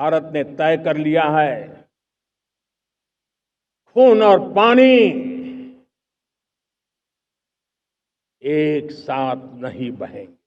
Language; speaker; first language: Hindi; non-native, local second language; Gujarati